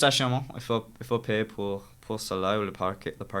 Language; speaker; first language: French; non-native, learner; English